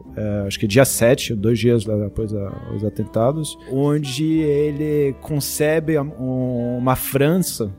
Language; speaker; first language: Portuguese; non-native, fluent; French